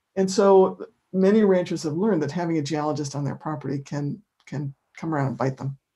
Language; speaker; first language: English; native; English